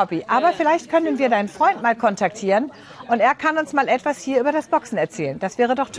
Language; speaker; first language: German; native; German